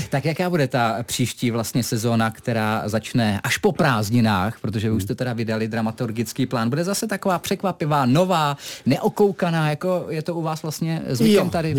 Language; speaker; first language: Czech; native; Czech